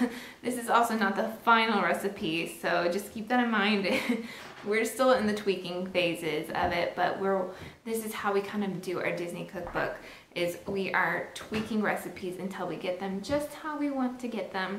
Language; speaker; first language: English; native; English